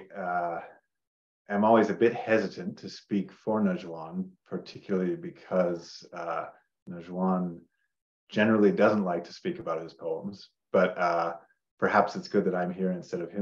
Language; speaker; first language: English; native; English